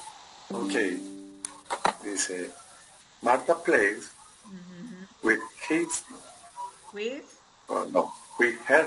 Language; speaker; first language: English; non-native, learner; Spanish